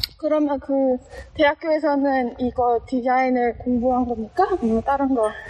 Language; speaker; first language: Korean; early bilingual, heritage; Korean